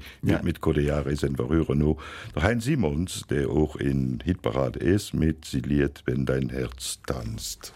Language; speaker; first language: German; native; German